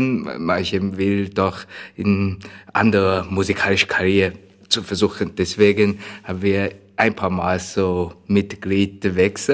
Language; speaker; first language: German; non-native, learner; Chinese